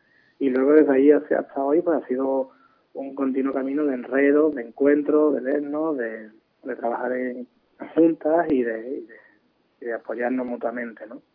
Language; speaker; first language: Spanish; native; Spanish